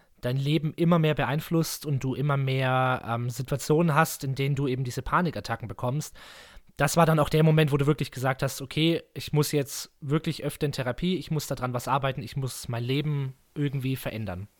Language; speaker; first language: German; native; German